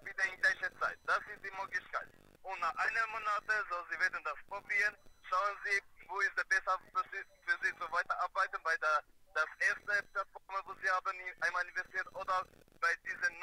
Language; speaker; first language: German; non-native, learner; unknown